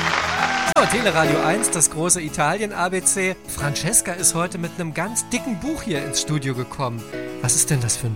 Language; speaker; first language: German; native; German